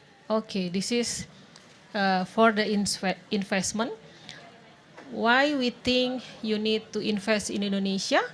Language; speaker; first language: English; non-native, fluent; Indonesian